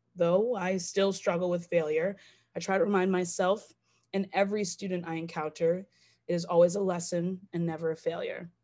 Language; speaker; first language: English; native; English